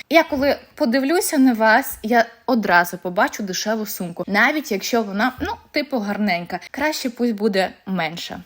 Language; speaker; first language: Ukrainian; non-native, local second language; Russian